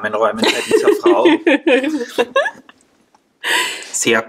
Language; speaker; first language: German; native; German